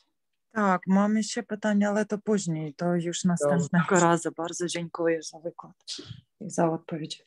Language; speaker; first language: Polish; non-native, learner; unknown